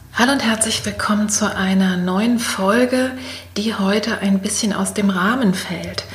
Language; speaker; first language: German; native; German